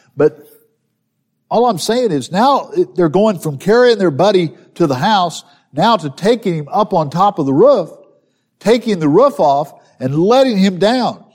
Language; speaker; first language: English; native; English